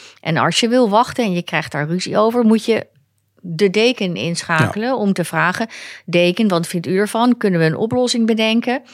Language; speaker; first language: Dutch; native; Dutch